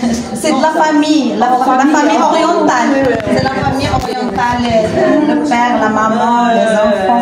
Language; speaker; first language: French; non-native, local second language; Arabic